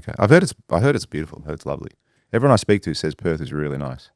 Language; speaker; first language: English; native; English